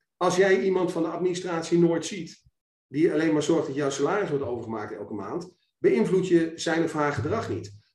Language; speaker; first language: Dutch; native; Dutch